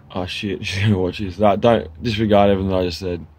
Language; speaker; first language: English; native; English